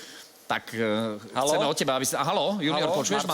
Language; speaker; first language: Slovak; native; Slovak